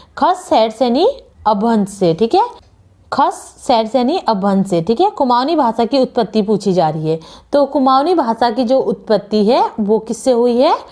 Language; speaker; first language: Hindi; native; Hindi